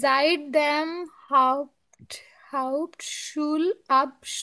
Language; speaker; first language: German; non-native, learner; Bangla